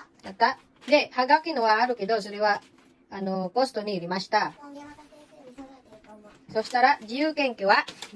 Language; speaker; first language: Japanese; early bilingual, other home language; Filipino